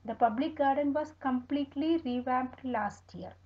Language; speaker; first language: English; non-native, local second language; Malayalam